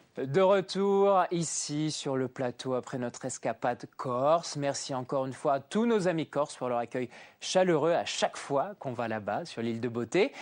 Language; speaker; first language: French; native; French